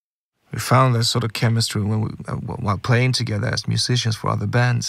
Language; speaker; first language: English; non-native, fluent; Swedish